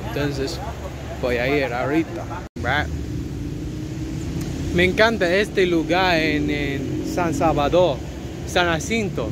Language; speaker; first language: Spanish; non-native, learner; English